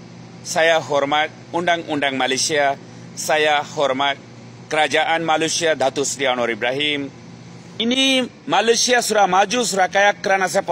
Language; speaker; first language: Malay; non-native, fluent; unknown